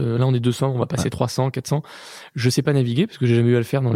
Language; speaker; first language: French; native; French